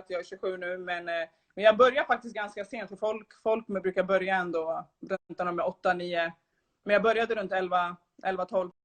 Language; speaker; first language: Swedish; early bilingual, other home language; Somali